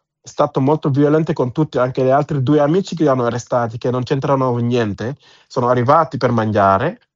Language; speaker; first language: Italian; non-native, fluent; Wolof